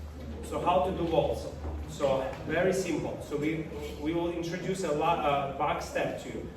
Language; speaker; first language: English; non-native, fluent; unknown